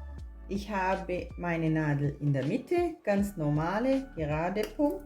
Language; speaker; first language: German; non-native, fluent; Portuguese